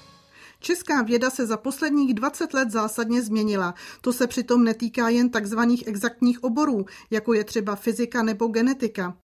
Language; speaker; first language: Czech; native; Czech